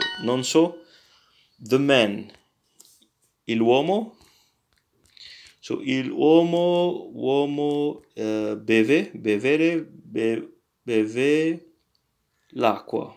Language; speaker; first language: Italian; non-native, learner; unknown